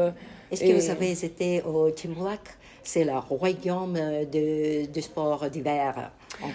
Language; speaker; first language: French; non-native, fluent; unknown